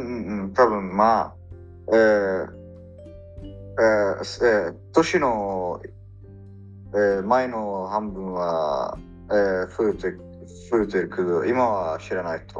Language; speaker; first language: Japanese; non-native, learner; Arabic